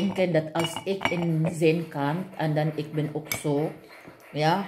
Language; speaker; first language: Dutch; non-native, learner; Filipino